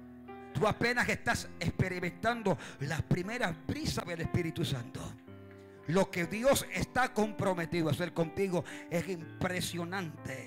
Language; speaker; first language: Spanish; native; Spanish